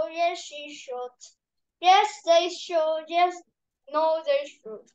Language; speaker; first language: English; non-native, learner; Vietnamese